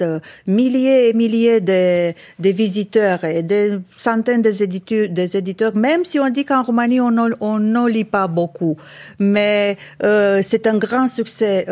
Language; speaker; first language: French; non-native, fluent; Romanian